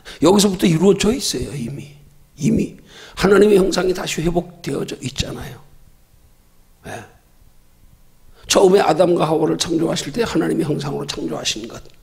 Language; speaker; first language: Korean; native; Korean